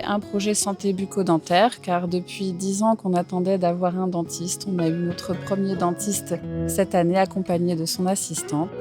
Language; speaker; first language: French; native; French